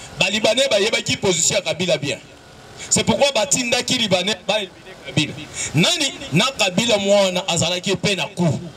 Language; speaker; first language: Lingala; native; Lingala